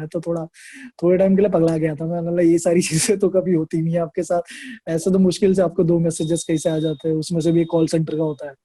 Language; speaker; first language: Hindi; non-native, local second language; Marathi